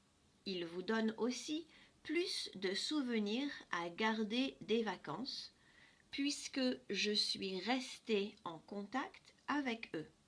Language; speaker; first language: French; non-native, fluent; English